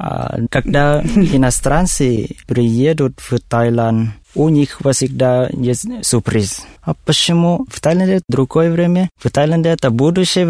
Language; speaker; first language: Russian; non-native, learner; Thai